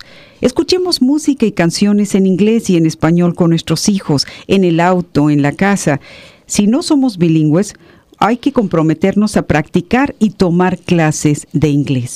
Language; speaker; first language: Spanish; native; Spanish